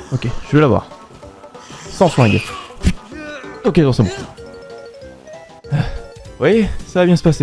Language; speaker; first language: French; native; French